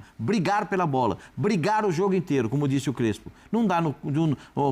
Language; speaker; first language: Portuguese; native; Portuguese